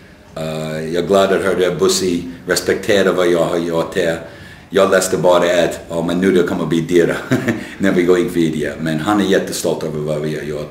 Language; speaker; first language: Swedish; non-native, fluent; English